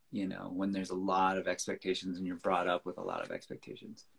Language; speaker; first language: English; native; English